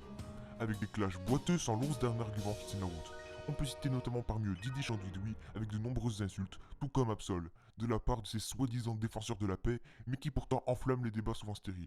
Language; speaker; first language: French; native; French